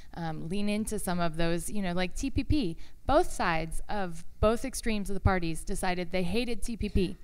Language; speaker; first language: English; native; English